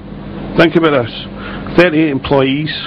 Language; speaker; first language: English; native; English